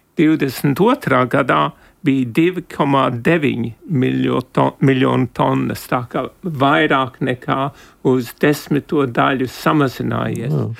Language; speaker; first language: Latvian; early bilingual, heritage; Latvian